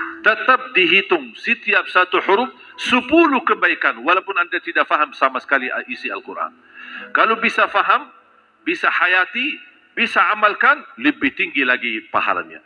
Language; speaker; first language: Malay; non-native, fluent; Arabic